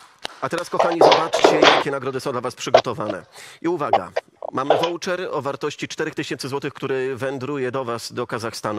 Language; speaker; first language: Polish; native; Polish